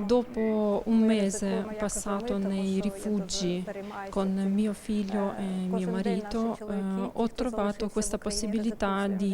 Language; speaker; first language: Italian; non-native, fluent; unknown